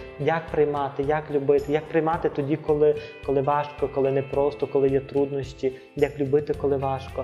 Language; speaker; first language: Ukrainian; native; Ukrainian